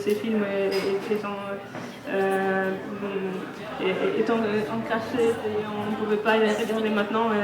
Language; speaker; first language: French; non-native, fluent; Russian